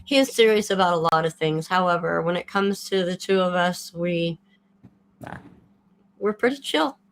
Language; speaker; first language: English; native; English